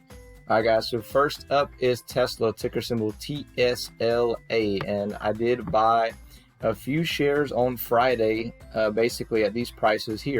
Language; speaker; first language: English; native; English